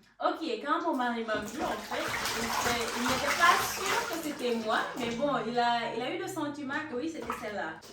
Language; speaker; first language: French; non-native, local second language; Wolof